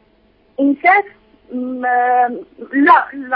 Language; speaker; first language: Arabic; native; Arabic